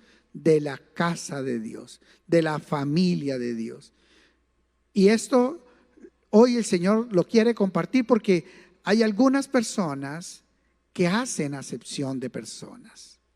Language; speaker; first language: Spanish; native; Spanish